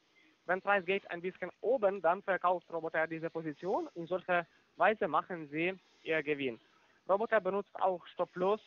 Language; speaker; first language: German; non-native, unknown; Russian